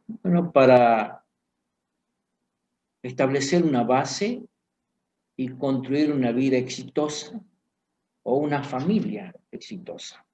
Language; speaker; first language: Spanish; native; Spanish